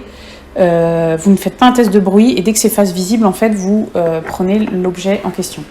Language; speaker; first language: French; native; French